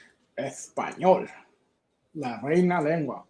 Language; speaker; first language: Spanish; non-native, learner; English